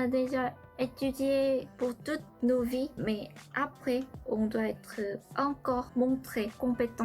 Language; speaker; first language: French; non-native, learner; Korean